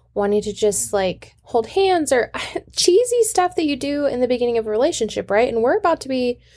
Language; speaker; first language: English; native; English